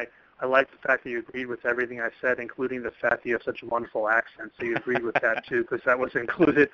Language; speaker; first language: English; native; English